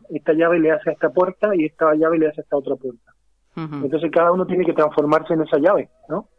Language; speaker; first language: Spanish; native; Spanish